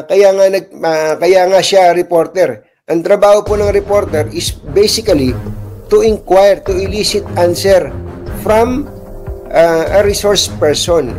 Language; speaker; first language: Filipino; native; Filipino